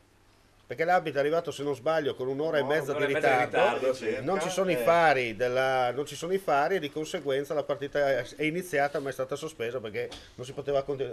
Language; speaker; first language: Italian; native; Italian